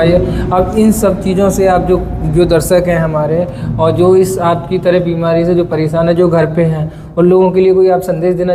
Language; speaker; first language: Hindi; native; Hindi